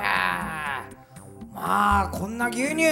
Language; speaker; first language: Japanese; native; Japanese